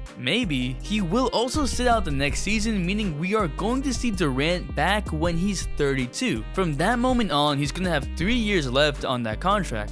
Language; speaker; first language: English; native; English